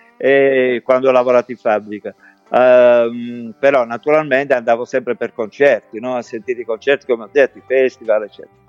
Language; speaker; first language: Italian; non-native, local second language; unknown